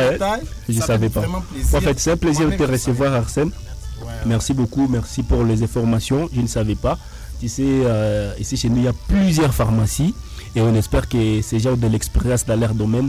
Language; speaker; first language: French; non-native, local second language; Nande